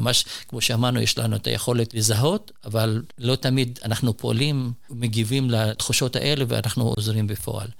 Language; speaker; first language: Hebrew; non-native, local second language; Arabic